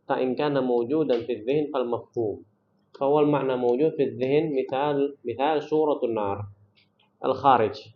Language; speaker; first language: Arabic; non-native, fluent; Indonesian